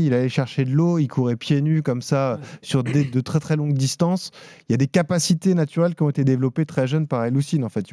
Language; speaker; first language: French; native; French